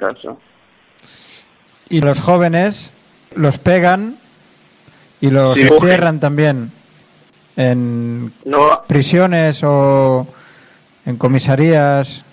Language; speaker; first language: Spanish; non-native, local second language; Catalan